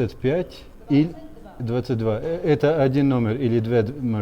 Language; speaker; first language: Russian; non-native, fluent; Latvian